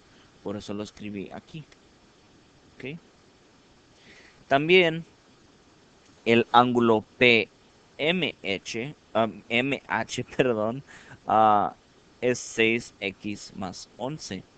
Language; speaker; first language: Spanish; early bilingual, heritage; Spanish